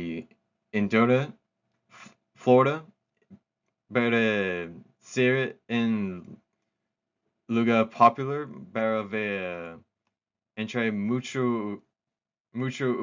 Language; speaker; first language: Spanish; non-native, learner; English